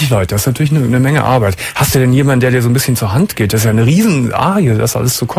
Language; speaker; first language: German; native; German